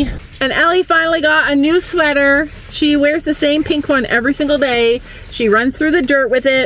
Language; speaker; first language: English; native; English